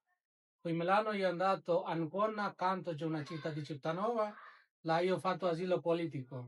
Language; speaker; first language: Italian; non-native, learner; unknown